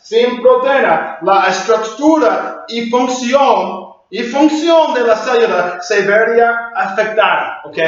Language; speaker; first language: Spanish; non-native, learner; English